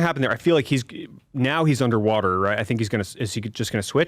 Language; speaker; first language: English; native; English